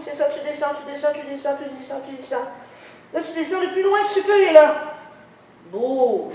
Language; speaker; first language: French; native; French